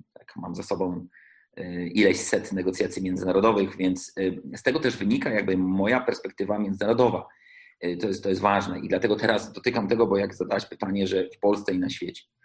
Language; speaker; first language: Polish; early bilingual, heritage; Polish